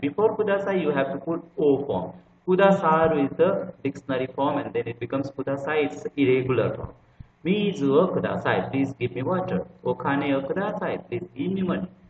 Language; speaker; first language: English; non-native, local second language; Nepali